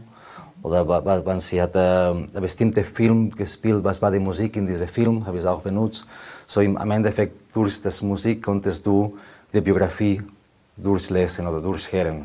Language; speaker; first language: German; non-native, learner; Spanish